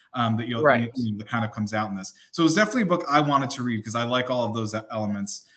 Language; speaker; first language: English; native; English